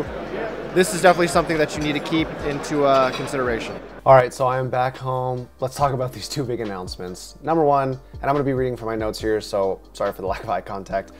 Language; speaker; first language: English; native; English